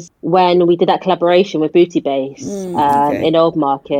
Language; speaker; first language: English; native; English